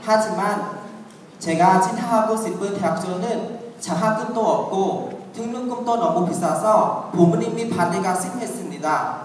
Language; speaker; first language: Korean; non-native, learner; Khmer